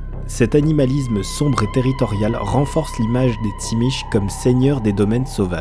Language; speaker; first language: French; native; French